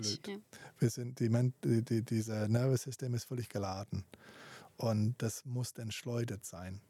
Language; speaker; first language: German; non-native, fluent; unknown